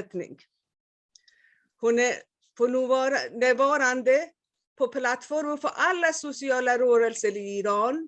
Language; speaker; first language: Swedish; non-native, fluent; Persian